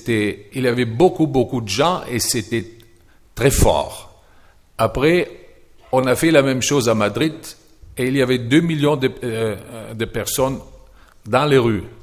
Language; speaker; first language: French; non-native, fluent; German